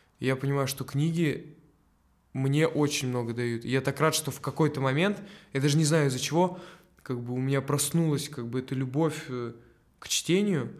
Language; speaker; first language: Russian; native; Russian